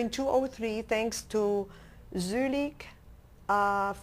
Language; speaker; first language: English; non-native, local second language; German